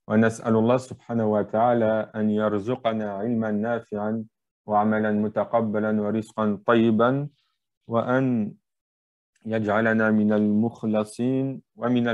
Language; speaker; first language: Arabic; non-native, fluent; French